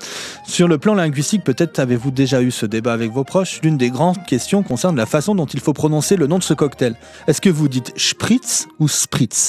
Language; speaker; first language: French; native; French